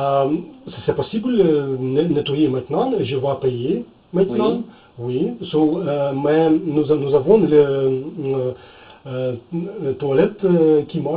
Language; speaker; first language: French; non-native, learner; Russian